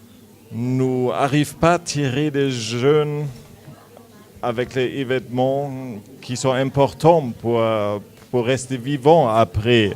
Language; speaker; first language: French; non-native, learner; German